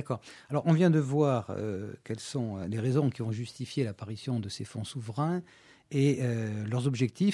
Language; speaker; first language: French; native; French